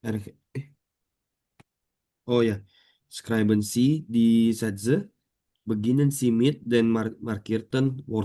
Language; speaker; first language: German; non-native, learner; Indonesian